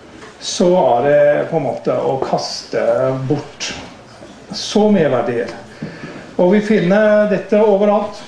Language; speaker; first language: Norwegian; non-native, fluent; English